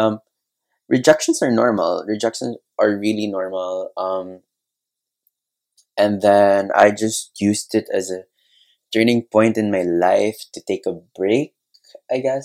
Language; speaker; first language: English; non-native, local second language; Cebuano